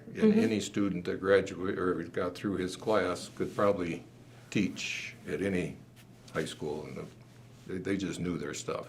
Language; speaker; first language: English; native; English